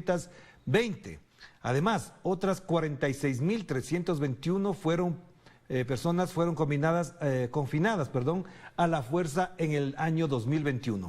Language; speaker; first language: Spanish; native; Spanish